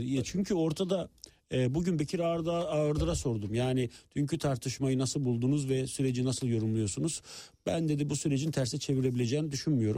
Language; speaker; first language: Turkish; native; Turkish